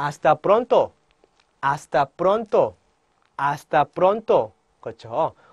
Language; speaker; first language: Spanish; non-native, fluent; Korean